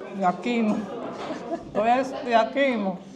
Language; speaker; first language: Polish; non-native, learner; Japanese